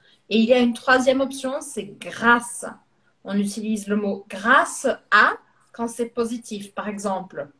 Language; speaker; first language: French; non-native, fluent; Portuguese